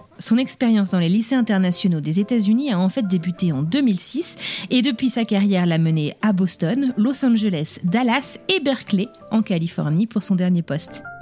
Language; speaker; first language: French; native; French